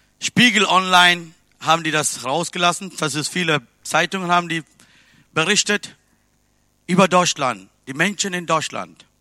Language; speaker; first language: German; non-native, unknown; Tamil